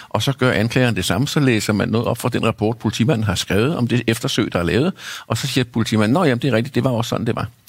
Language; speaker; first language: Danish; native; Danish